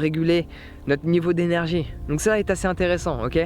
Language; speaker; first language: French; native; French